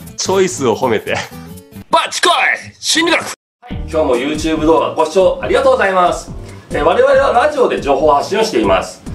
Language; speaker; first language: Japanese; native; Japanese